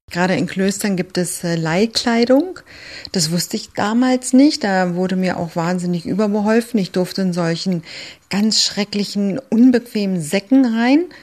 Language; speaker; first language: German; early bilingual, other home language; Greek